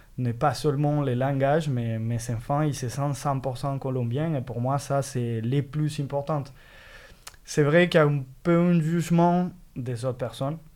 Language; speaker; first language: French; non-native, fluent; Spanish